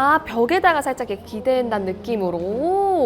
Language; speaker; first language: Korean; native; Korean